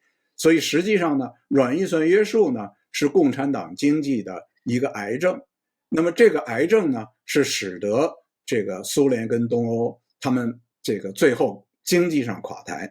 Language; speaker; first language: Chinese; native; Chinese